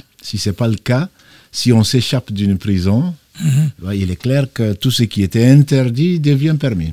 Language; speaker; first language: French; native; French